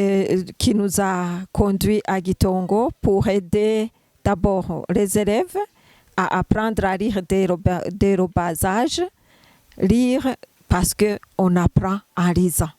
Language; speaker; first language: French; non-native, local second language; Rundi